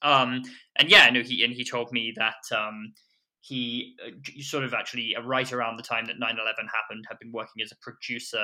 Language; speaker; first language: English; native; English